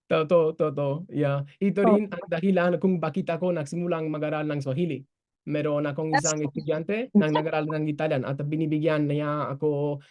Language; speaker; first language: Filipino; non-native, fluent; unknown